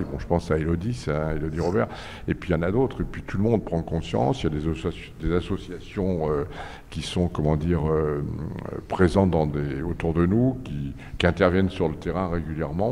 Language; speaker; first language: French; native; French